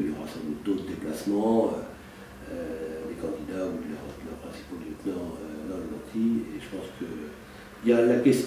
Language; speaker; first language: French; native; French